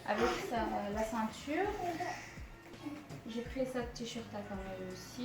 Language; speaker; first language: French; non-native, fluent; Arabic